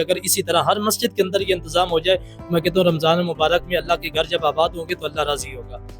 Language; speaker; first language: Urdu; native; Urdu